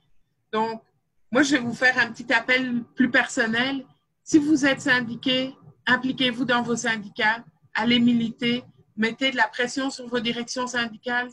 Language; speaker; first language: French; native; French